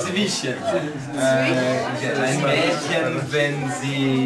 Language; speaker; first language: German; non-native, learner; Portuguese